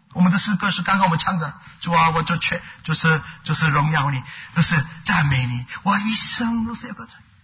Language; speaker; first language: Chinese; non-native, fluent; Korean